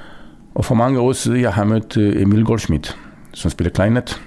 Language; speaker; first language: Danish; non-native, fluent; Romanian